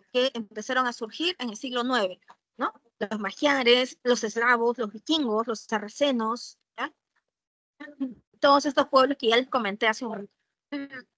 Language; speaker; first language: Spanish; native; Spanish